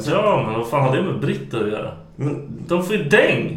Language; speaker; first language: Swedish; native; Swedish